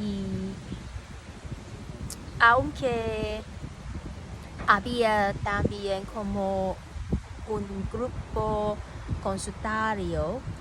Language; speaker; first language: Spanish; non-native, learner; Cantonese